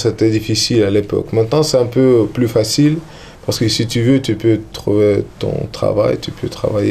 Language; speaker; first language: French; non-native, learner; Russian